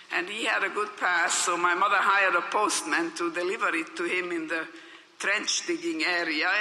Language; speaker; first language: English; non-native, fluent; Hungarian